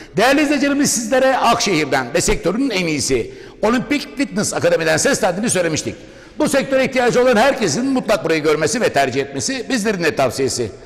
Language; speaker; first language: Turkish; native; Turkish